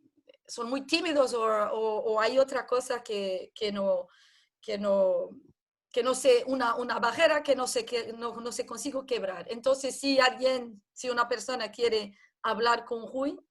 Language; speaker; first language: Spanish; non-native, fluent; Portuguese